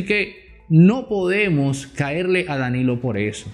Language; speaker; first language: Spanish; native; Spanish